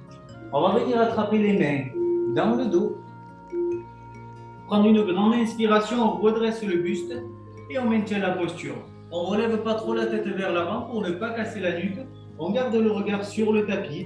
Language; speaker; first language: French; native; French